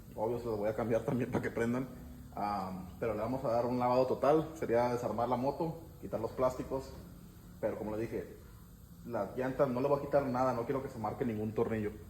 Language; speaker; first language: Spanish; early bilingual, heritage; Spanish